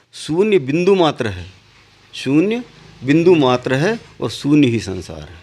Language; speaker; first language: Hindi; native; Hindi